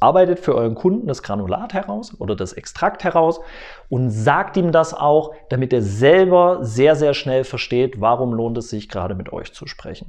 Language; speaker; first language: German; native; German